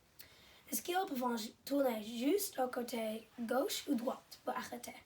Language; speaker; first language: French; non-native, learner; English